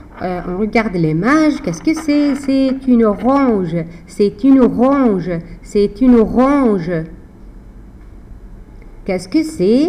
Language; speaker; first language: French; non-native, fluent; Arabic